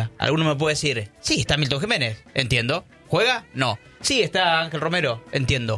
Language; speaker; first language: Spanish; native; Spanish